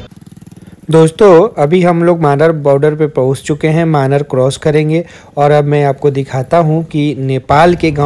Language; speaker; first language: Hindi; native; Hindi